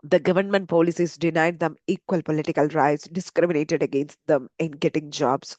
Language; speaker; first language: English; non-native, local second language; Malayalam